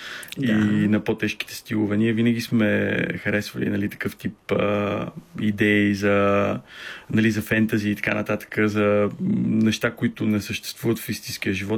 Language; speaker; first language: Bulgarian; native; Bulgarian